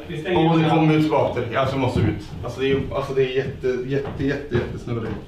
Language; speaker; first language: Swedish; native; Swedish